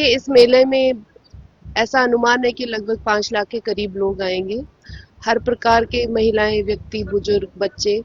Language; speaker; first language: Hindi; native; Hindi